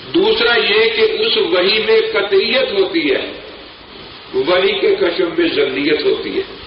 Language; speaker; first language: Urdu; non-native, local second language; Punjabi